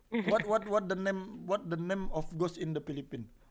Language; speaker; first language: English; non-native, learner; Indonesian